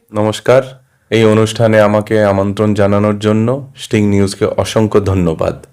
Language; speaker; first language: Bangla; early bilingual, heritage; Bangla